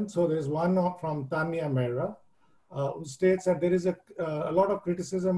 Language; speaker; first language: English; native; English